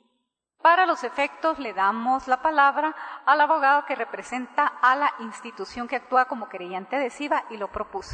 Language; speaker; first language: Spanish; native; Spanish